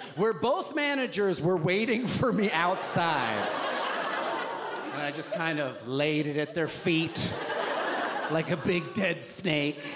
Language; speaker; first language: English; native; English